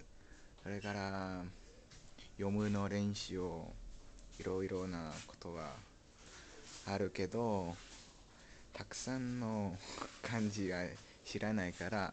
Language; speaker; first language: Japanese; non-native, learner; French